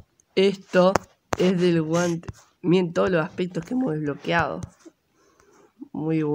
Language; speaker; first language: Spanish; native; Spanish